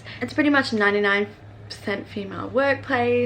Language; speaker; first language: English; native; English